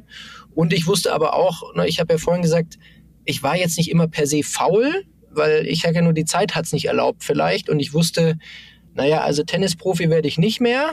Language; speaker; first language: German; native; German